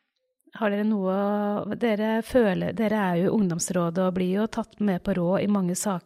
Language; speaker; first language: Norwegian; native; Norwegian